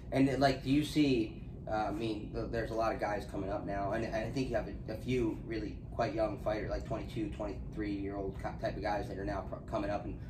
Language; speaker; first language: English; native; English